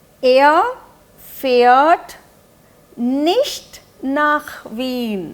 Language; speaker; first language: German; non-native, fluent; Hindi